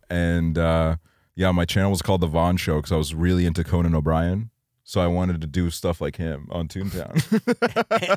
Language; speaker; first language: English; early bilingual, other home language; Estonian